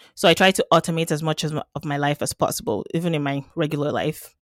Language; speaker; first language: English; non-native, local second language; Yoruba